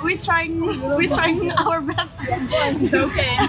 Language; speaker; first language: English; non-native, learner; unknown